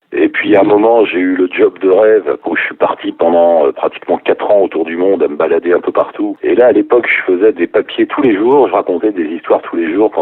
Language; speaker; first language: French; native; French